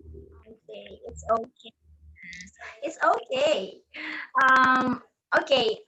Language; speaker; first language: English; non-native, learner; Indonesian